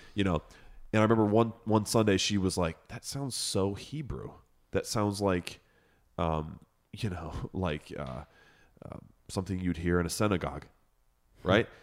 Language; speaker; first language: English; native; English